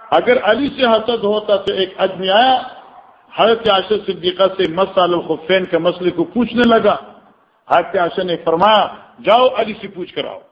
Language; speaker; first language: Urdu; non-native, local second language; Northern Hindko